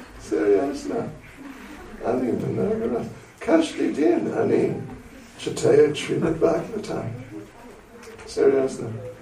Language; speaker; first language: Russian; non-native, learner; English